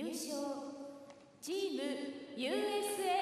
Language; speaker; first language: Japanese; native; Japanese